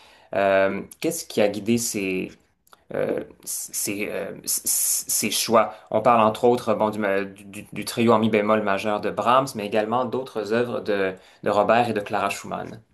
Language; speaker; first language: French; native; French